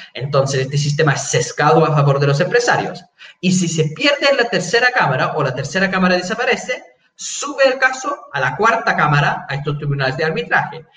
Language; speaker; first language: Spanish; non-native, fluent; English